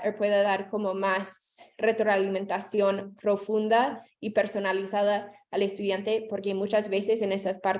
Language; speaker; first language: Spanish; non-native, fluent; English